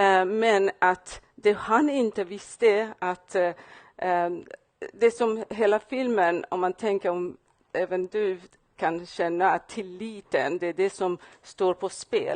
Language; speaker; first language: Swedish; non-native, fluent; Persian